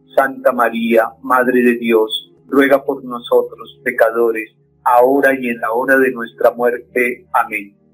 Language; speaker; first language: Spanish; native; Spanish